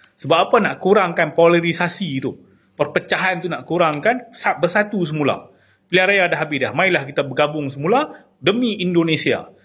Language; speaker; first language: Malay; native; Malay